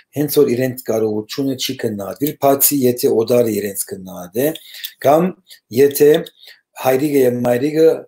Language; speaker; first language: Armenian; early bilingual, heritage; Armenian